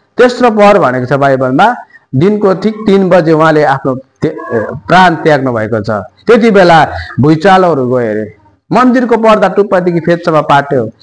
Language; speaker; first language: Nepali; native; Nepali